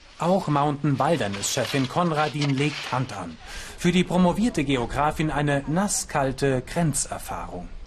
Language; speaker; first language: German; native; German